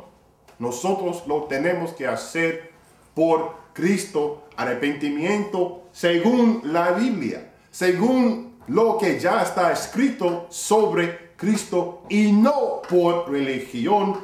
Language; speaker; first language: Spanish; non-native, fluent; English